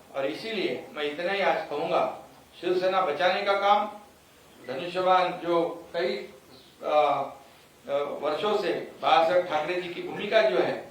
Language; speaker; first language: Hindi; non-native, local second language; Marathi